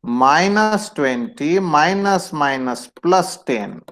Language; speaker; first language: Hindi; non-native, local second language; Marathi